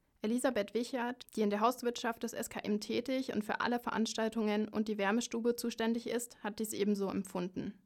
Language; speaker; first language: German; native; German